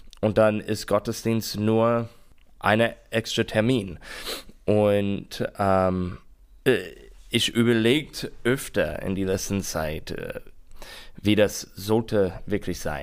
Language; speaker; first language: German; non-native, learner; English